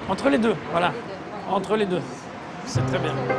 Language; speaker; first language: French; native; French